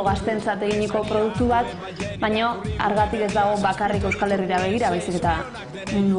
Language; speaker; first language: Basque; native; Basque